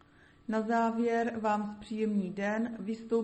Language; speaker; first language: Czech; native; Czech